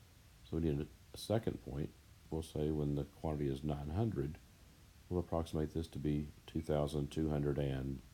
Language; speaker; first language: English; native; English